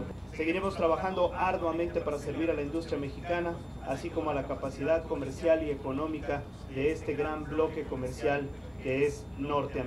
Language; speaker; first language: Spanish; native; Spanish